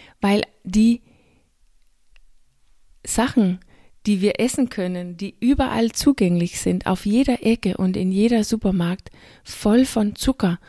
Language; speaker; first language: German; non-native, fluent; Danish